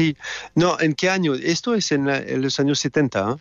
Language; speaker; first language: Spanish; non-native, fluent; French